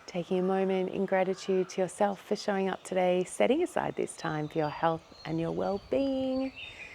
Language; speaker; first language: English; native; English